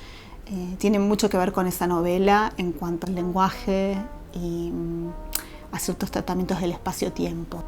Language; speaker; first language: Spanish; native; Spanish